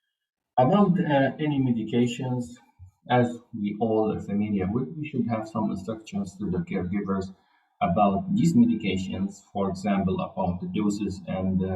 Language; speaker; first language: English; non-native, fluent; Arabic